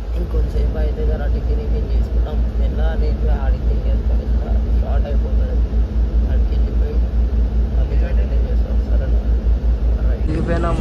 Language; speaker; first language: Telugu; non-native, local second language; Marathi